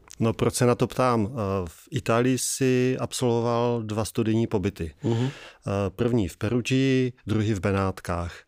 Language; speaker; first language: Czech; native; Czech